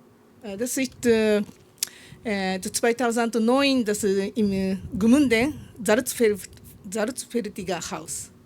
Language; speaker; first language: German; non-native, learner; Japanese